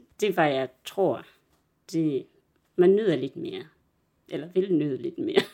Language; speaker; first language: Danish; non-native, fluent; Swahili